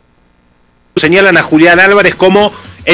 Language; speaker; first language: Spanish; native; Spanish